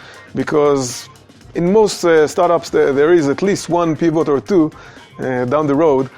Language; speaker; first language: English; non-native, fluent; Hebrew